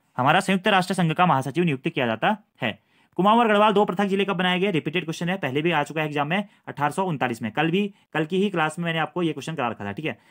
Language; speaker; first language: Hindi; native; Hindi